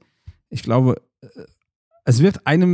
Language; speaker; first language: German; native; German